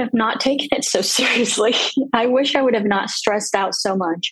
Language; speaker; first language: English; non-native, fluent; Spanish